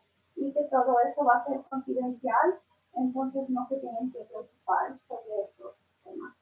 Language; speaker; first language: Spanish; early bilingual, other home language; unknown